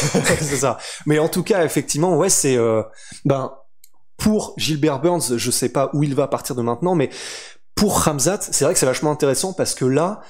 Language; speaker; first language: French; native; French